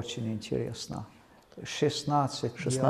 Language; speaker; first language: Russian; non-native, fluent; Swedish